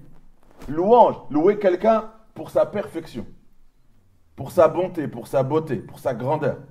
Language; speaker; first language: French; native; French